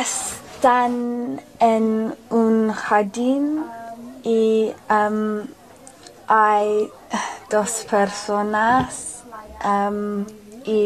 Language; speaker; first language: Spanish; non-native, learner; English